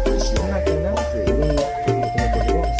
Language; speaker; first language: Korean; non-native, fluent; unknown